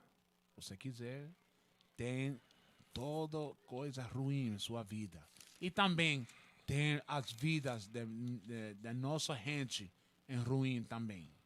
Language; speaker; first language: Portuguese; non-native, learner; Spanish